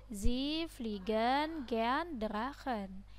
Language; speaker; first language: German; non-native, learner; Indonesian